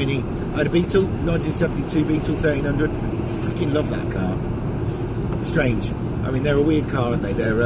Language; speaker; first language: English; native; English